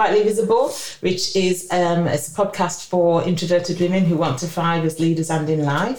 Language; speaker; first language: English; native; English